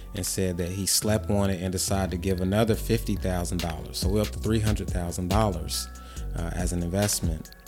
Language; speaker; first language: English; native; English